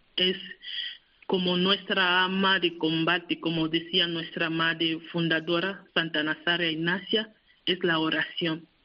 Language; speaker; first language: Spanish; non-native, fluent; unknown